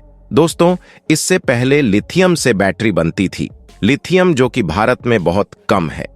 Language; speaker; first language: Hindi; native; Hindi